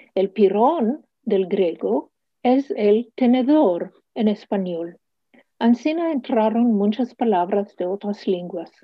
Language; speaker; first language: Spanish; early bilingual, heritage; Hebrew